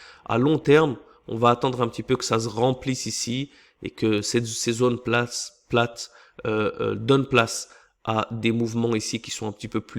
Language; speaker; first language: French; native; French